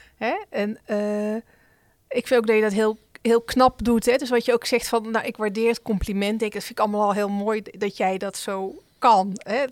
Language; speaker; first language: Dutch; native; Dutch